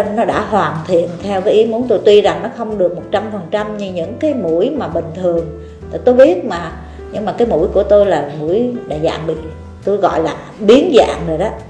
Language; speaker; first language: Vietnamese; native; Vietnamese